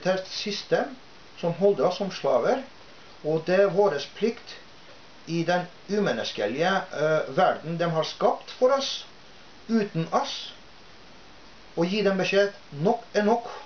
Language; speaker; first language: Norwegian; non-native, fluent; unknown